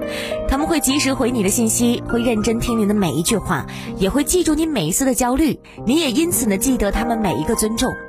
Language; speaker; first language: Chinese; native; Chinese